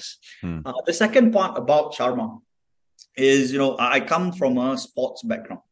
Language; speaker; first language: English; non-native, local second language; Tamil